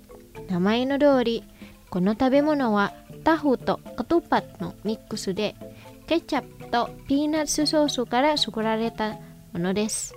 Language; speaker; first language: Japanese; non-native, fluent; Indonesian